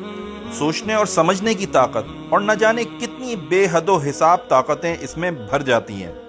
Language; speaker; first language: Urdu; native; Urdu